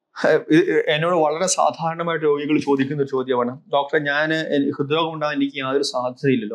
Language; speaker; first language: Malayalam; native; Malayalam